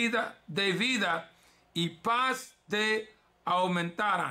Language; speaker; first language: Spanish; early bilingual, heritage; English